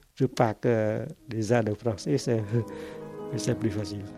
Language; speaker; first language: French; non-native, fluent; Khmer